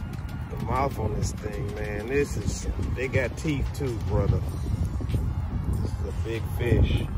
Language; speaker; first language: English; native; English